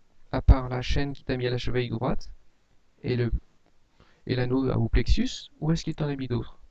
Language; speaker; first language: French; native; French